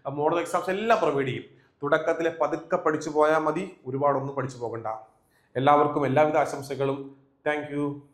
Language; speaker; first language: Malayalam; native; Malayalam